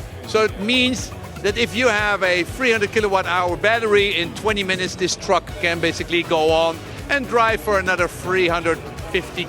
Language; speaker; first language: English; non-native, fluent; Dutch